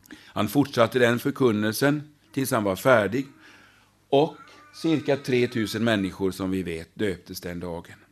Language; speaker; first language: Swedish; native; Swedish